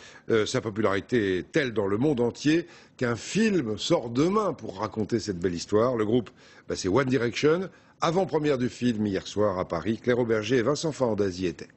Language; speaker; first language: French; native; French